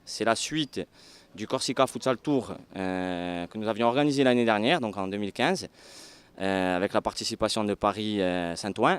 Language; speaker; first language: French; native; French